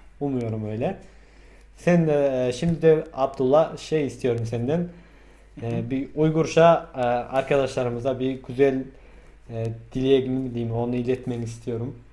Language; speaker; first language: Turkish; non-native, fluent; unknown